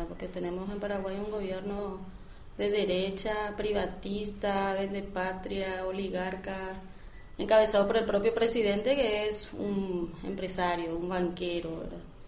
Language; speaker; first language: Spanish; native; Spanish